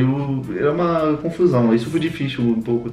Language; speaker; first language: Portuguese; non-native, fluent; French